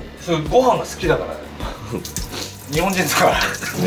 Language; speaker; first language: Japanese; native; Japanese